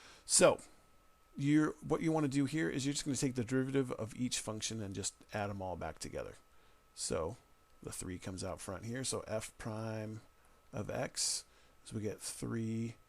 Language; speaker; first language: English; native; English